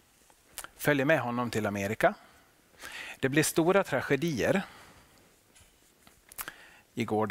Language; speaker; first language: Swedish; non-native, local second language; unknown